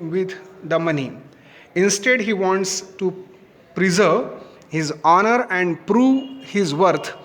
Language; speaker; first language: English; non-native, local second language; Marathi